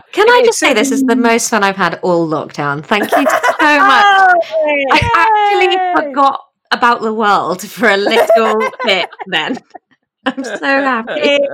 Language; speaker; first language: English; native; English